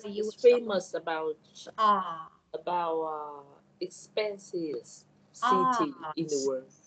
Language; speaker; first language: English; non-native, learner; Thai